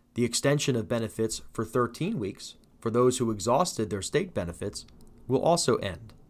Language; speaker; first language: English; native; English